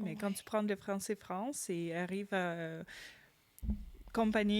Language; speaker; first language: French; non-native, learner; Ukrainian